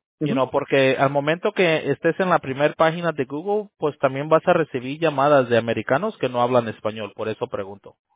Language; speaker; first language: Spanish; early bilingual, heritage; Spanish